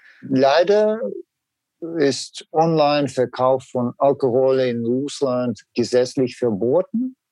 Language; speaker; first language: German; non-native, learner; Russian